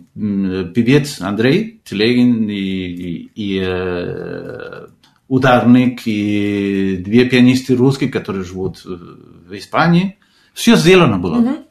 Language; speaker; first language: Russian; non-native, fluent; Spanish